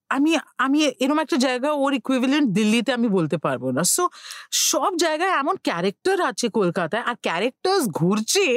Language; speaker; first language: Bangla; early bilingual, heritage; Bangla